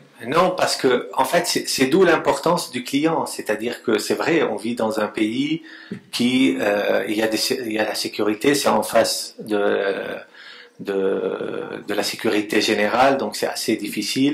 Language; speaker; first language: French; non-native, local second language; Arabic